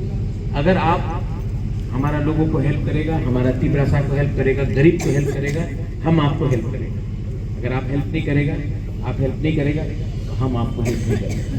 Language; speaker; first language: Hindi; non-native, local second language; Kok Borok